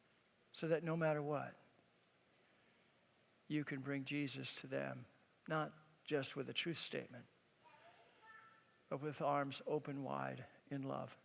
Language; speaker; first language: English; native; English